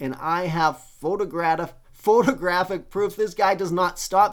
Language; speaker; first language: English; native; English